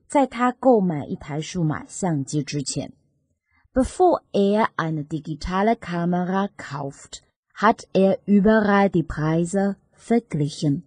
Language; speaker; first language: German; non-native, fluent; Chinese